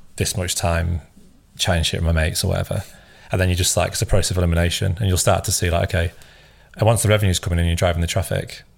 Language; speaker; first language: English; native; English